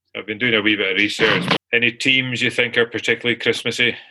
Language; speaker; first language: English; native; English